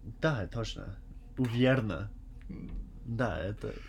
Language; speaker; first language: Russian; non-native, learner; English